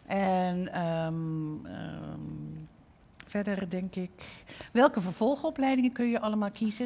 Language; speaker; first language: Dutch; native; Dutch